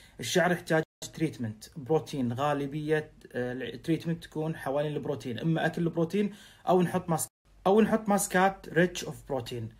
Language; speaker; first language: Arabic; native; Arabic